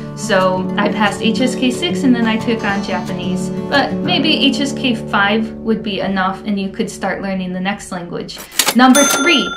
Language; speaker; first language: English; native; English